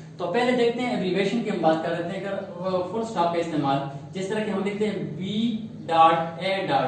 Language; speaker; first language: Urdu; native; Urdu